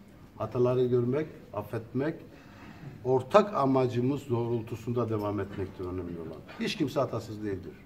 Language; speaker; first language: Turkish; native; Turkish